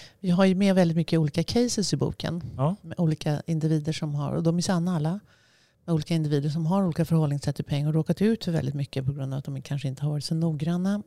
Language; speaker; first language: Swedish; native; Swedish